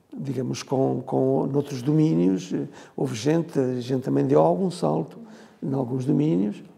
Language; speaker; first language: Portuguese; native; Portuguese